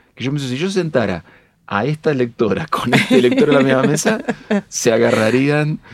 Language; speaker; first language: Spanish; native; Spanish